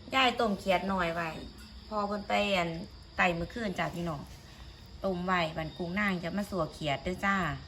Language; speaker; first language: Thai; native; Thai